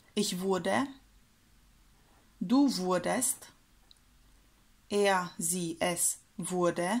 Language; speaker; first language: German; non-native, fluent; Romanian